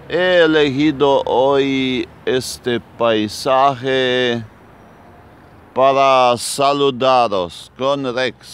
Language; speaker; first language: Spanish; non-native, fluent; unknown